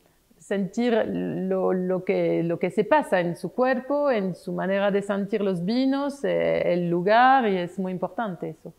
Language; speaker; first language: Spanish; non-native, fluent; French